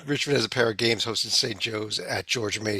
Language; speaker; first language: English; native; English